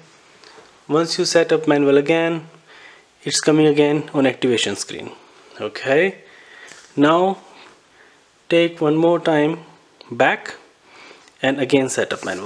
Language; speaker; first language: English; non-native, fluent; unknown